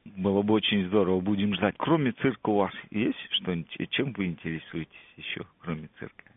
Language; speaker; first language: Russian; non-native, local second language; Uzbek